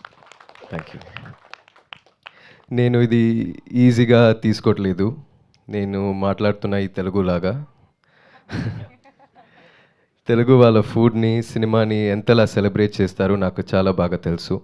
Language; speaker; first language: Telugu; non-native, learner; Tamil